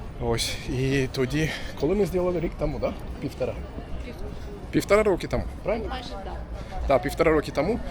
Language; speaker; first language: Ukrainian; non-native, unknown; Turkish